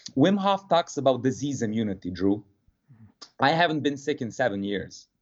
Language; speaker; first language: English; non-native, fluent; Serbian